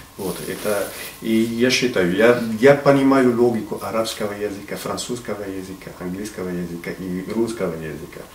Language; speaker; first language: Russian; non-native, fluent; Arabic